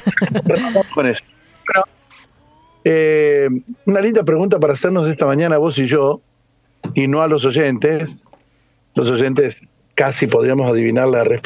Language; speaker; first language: Spanish; native; Spanish